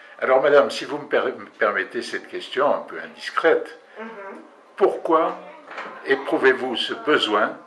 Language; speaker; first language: French; native; French